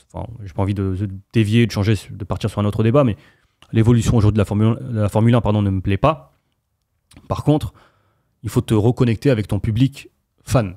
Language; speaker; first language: French; native; French